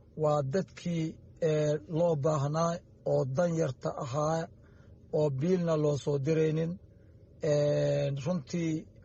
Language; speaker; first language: Somali; non-native, local second language; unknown